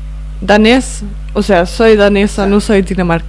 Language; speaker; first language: Spanish; non-native, fluent; Danish